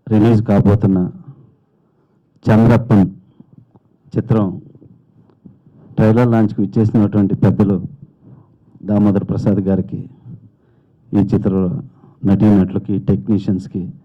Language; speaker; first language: Telugu; native; Telugu